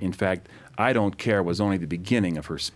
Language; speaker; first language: English; native; English